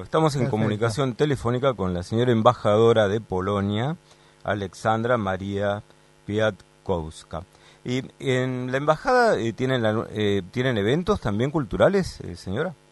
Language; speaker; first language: Spanish; native; Spanish